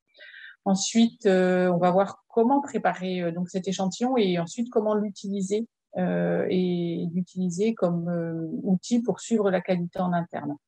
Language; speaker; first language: French; native; French